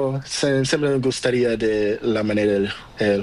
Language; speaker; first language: Spanish; non-native, learner; Portuguese